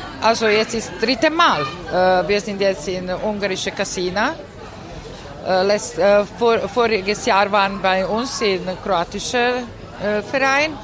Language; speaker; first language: German; non-native, learner; Croatian